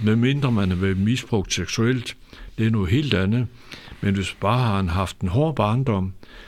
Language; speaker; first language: Danish; native; Danish